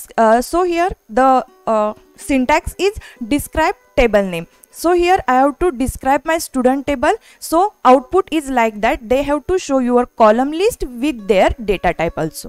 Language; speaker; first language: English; non-native, local second language; Marathi